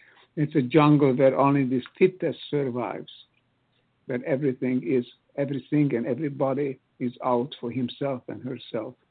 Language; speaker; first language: English; non-native, fluent; Hungarian